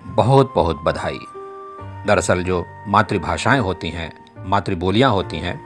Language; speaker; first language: Hindi; non-native, local second language; Bhojpuri